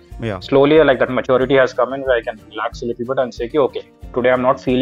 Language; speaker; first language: English; non-native, local second language; Urdu